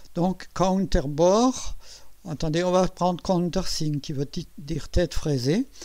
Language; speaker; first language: French; native; French